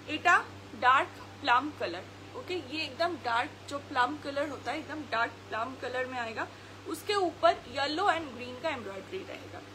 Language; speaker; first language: Hindi; non-native, local second language; Bangla